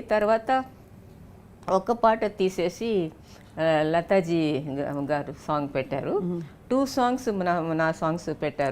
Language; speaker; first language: Telugu; non-native, local second language; Tamil